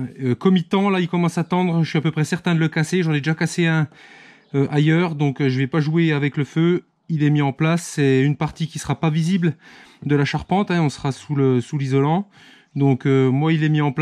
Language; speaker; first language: French; native; French